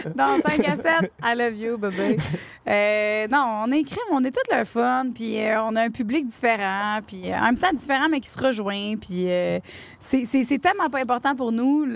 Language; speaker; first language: French; native; French